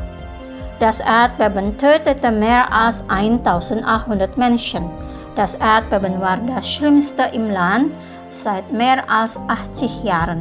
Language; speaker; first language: German; non-native, fluent; Indonesian